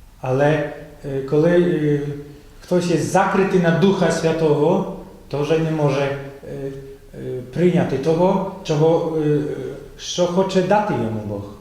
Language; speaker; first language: Ukrainian; non-native, fluent; Polish